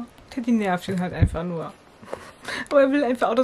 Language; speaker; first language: German; native; German